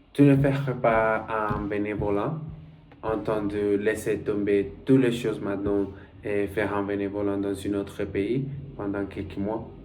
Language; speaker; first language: French; non-native, learner; Spanish